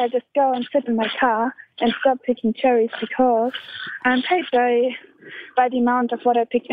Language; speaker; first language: English; non-native, fluent; German